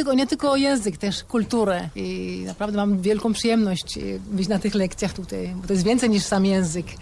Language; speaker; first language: Polish; early bilingual, heritage; Polish